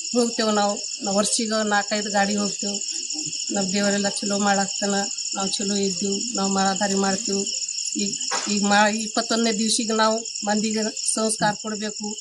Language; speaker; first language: Kannada; non-native, local second language; Lambadi